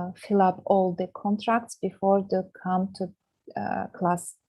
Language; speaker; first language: English; non-native, fluent; Russian